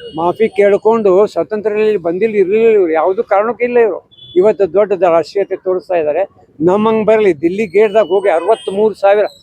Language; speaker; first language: Kannada; non-native, local second language; Urdu